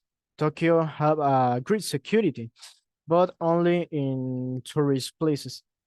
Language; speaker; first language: English; non-native, learner; Spanish